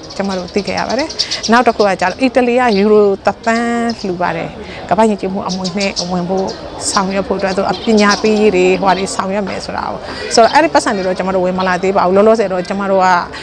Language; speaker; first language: Burmese; native; Burmese